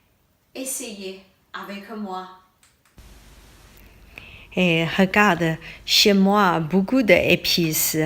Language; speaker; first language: French; non-native, learner; Thai